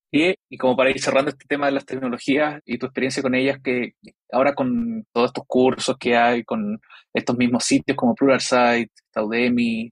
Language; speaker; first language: Spanish; native; Spanish